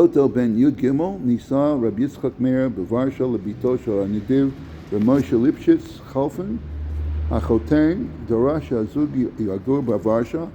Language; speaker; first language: Hebrew; non-native, fluent; English